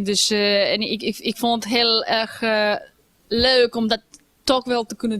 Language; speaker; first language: Dutch; non-native, fluent; Spanish